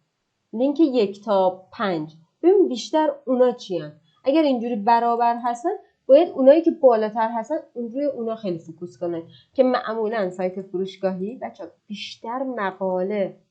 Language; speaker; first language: Persian; native; Persian